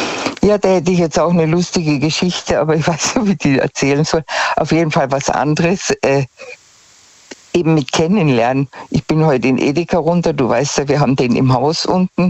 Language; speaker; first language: German; native; German